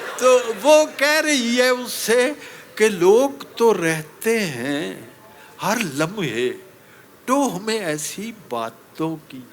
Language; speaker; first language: Urdu; non-native, local second language; Punjabi